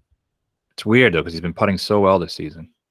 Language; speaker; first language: English; native; English